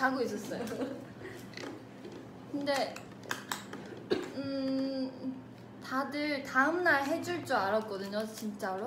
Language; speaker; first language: Korean; non-native, fluent; Chinese